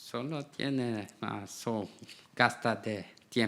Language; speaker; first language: Spanish; non-native, learner; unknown